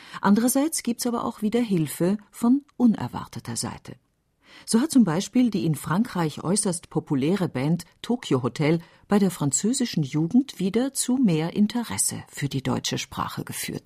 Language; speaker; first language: German; native; German